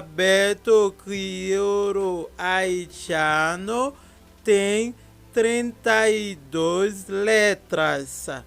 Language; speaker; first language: Portuguese; non-native, fluent; Haitian Creole